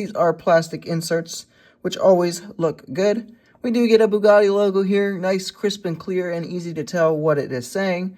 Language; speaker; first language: English; native; English